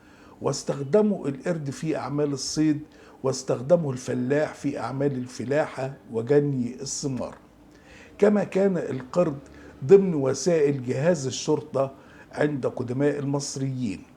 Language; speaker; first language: Arabic; native; Arabic